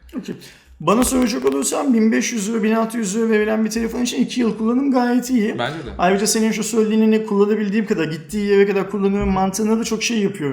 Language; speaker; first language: Turkish; native; Turkish